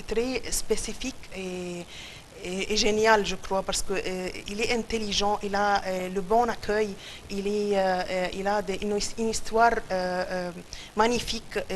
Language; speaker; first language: French; non-native, fluent; Arabic